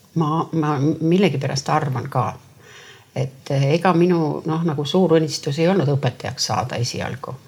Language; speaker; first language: Estonian; native; Estonian